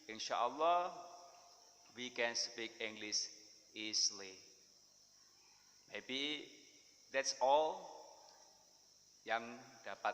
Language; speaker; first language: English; non-native, fluent; Indonesian